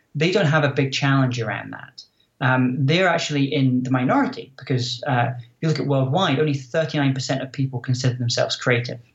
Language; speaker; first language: English; native; English